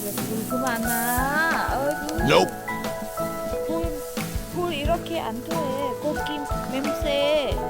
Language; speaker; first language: Korean; non-native, learner; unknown